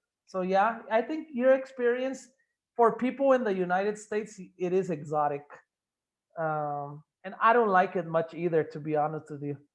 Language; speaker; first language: English; non-native, fluent; Spanish